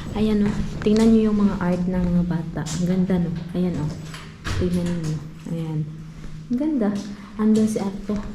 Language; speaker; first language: Filipino; non-native, local second language; Hiligaynon